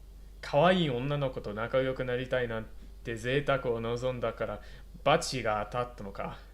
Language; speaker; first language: Japanese; non-native, fluent; English